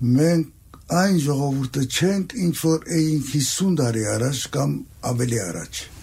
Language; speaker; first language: Armenian; native; Armenian